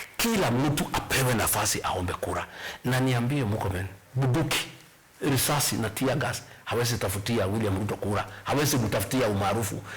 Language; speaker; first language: Swahili; non-native, local second language; Kikuyu